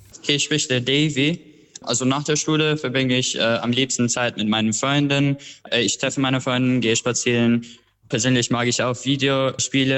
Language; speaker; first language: German; non-native, fluent; Albanian